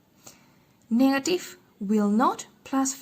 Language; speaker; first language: English; non-native, fluent; Spanish